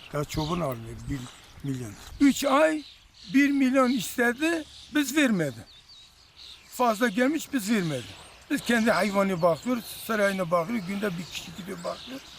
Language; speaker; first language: Turkish; non-native, local second language; Kurdish